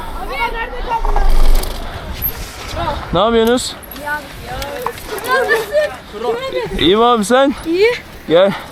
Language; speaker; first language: Turkish; native; Turkish